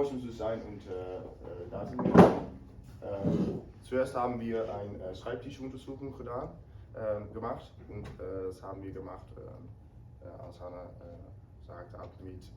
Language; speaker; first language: German; non-native, learner; Dutch